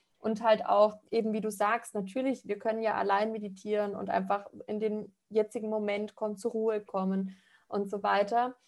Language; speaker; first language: German; native; German